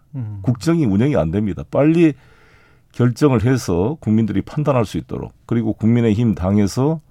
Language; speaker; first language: Korean; native; Korean